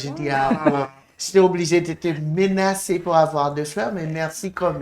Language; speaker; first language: French; non-native, fluent; English